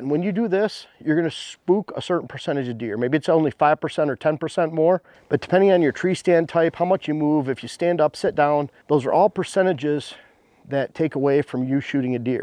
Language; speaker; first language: English; native; English